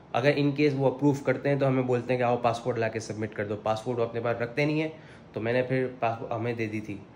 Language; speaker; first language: Urdu; native; Urdu